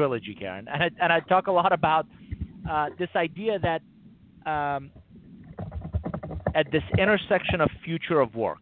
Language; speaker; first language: English; non-native, fluent; Persian